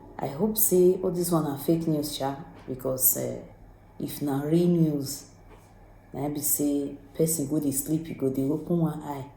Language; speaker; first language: Nigerian Pidgin; native; Nigerian Pidgin